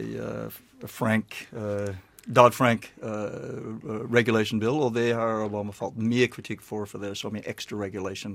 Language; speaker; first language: Norwegian; non-native, learner; English